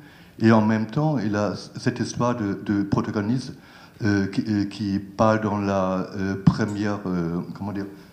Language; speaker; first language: French; non-native, learner; German